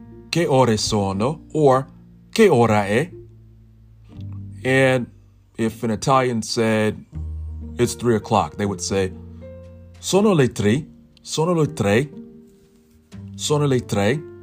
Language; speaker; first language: Italian; non-native, learner; English